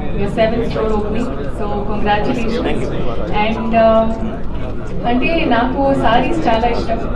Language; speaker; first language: Telugu; non-native, learner; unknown